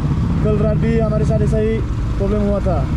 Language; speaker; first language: Hindi; non-native, local second language; Bodo